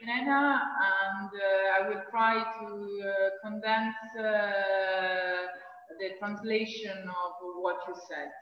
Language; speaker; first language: English; non-native, fluent; Italian